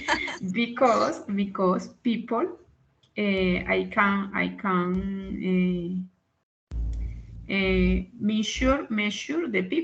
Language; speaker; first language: English; non-native, learner; Spanish